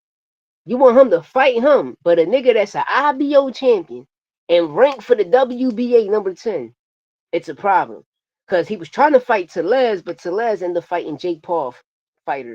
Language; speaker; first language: English; native; English